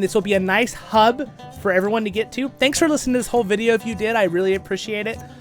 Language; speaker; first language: English; native; English